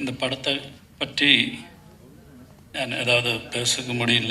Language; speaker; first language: Tamil; non-native, learner; Malayalam